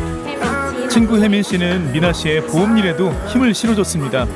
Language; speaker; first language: Korean; native; Korean